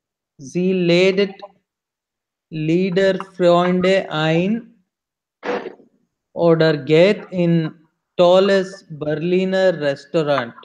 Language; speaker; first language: German; non-native, learner; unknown